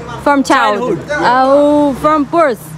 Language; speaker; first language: English; non-native, learner; Chinese